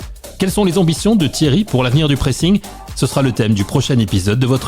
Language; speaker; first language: French; native; French